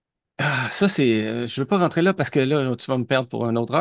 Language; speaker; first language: French; native; French